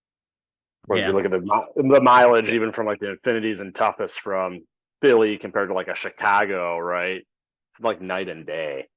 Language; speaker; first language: English; native; English